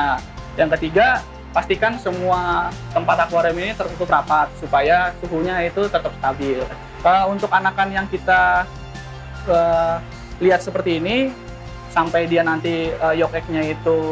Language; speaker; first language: Indonesian; native; Indonesian